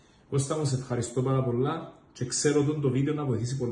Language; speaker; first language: Greek; native; Greek